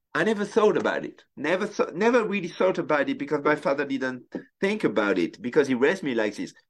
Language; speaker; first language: English; non-native, fluent; French